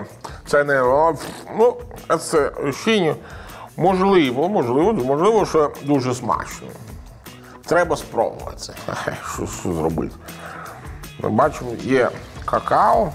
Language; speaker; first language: Ukrainian; non-native, learner; Italian